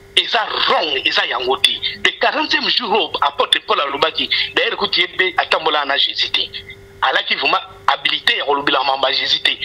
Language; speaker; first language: Lingala; non-native, local second language; Kongo